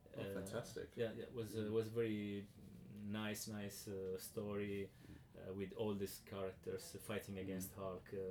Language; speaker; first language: English; non-native, learner; Italian